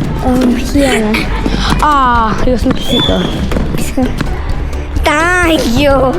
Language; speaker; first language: Romanian; early bilingual, other home language; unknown